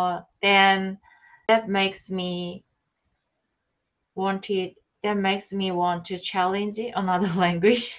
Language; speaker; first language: English; non-native, learner; Korean